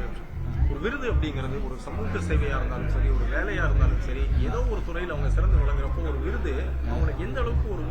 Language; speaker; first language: Tamil; native; Tamil